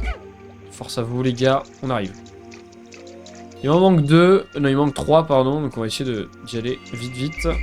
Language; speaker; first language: French; native; French